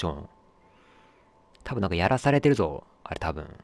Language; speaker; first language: Japanese; native; Japanese